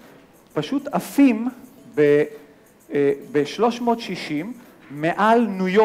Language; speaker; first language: Hebrew; native; Hebrew